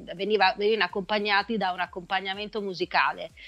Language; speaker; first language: Italian; native; Italian